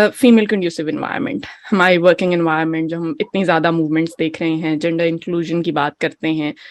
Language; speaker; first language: Urdu; native; Urdu